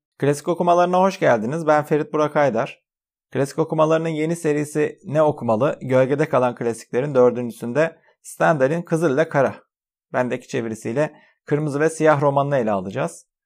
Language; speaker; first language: Turkish; native; Turkish